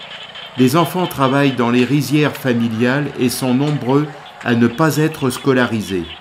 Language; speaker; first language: French; native; French